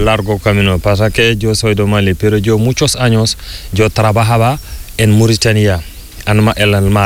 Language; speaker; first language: Spanish; non-native, learner; Fula